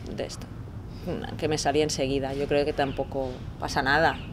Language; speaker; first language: Spanish; native; Spanish